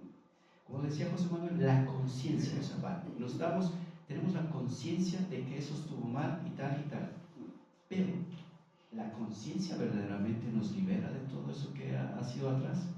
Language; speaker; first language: Spanish; native; Spanish